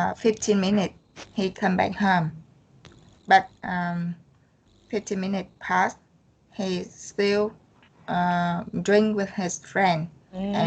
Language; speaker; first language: English; non-native, learner; Vietnamese